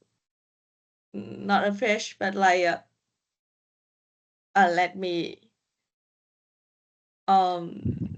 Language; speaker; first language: English; non-native, learner; Vietnamese